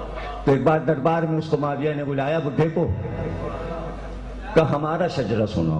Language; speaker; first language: Urdu; native; Urdu